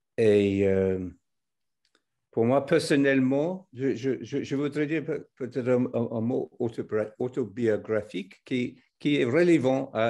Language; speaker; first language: French; non-native, fluent; English